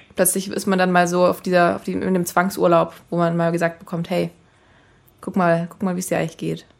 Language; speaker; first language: German; native; German